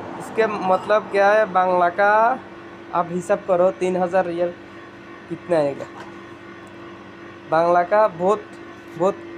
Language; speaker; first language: Hindi; non-native, learner; Bangla